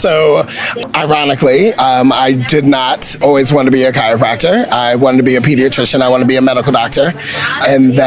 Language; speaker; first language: English; native; English